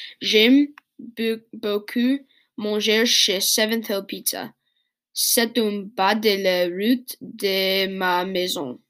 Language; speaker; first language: French; non-native, learner; English